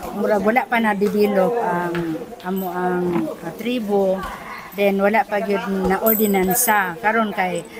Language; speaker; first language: Cebuano; non-native, local second language; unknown